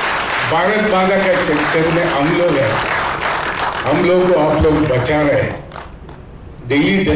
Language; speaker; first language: Hindi; non-native, local second language; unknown